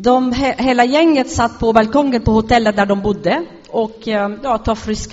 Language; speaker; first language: Swedish; non-native, fluent; Arabic